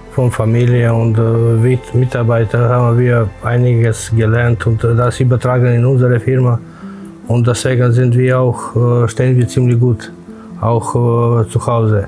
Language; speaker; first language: German; non-native, fluent; Croatian